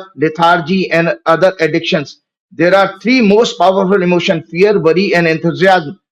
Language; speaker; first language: English; non-native, local second language; Hindi